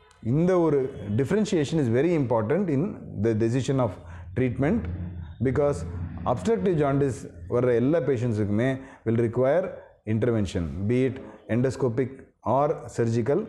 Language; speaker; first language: English; non-native, local second language; Tamil